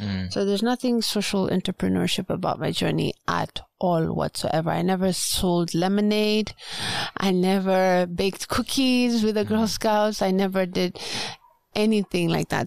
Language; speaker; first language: English; non-native, local second language; Swahili